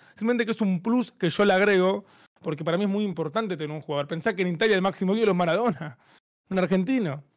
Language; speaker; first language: Spanish; native; Spanish